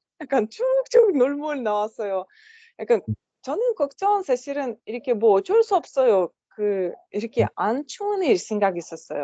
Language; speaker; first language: Korean; non-native, learner; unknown